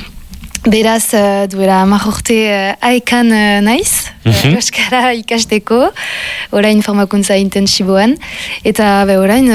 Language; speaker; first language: Basque; non-native, local second language; French